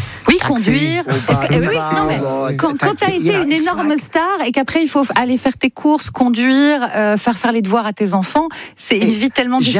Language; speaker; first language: French; native; French